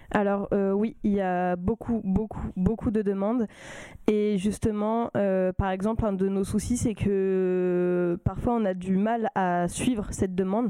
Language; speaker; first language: French; native; French